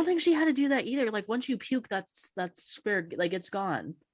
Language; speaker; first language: English; native; English